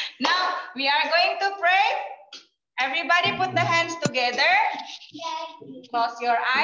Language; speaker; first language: English; non-native, learner; Indonesian